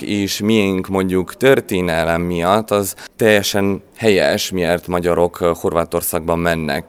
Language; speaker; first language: Hungarian; non-native, learner; Croatian